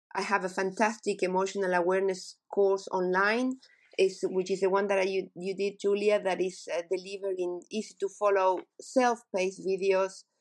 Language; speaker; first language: English; non-native, fluent; Spanish